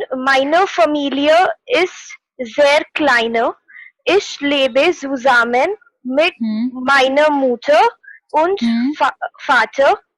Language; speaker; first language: German; non-native, learner; Hindi